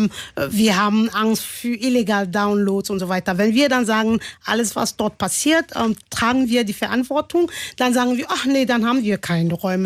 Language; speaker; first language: German; non-native, fluent; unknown